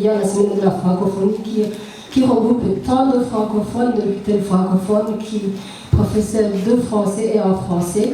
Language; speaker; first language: French; non-native, local second language; Rundi